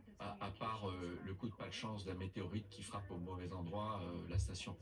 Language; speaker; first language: French; native; French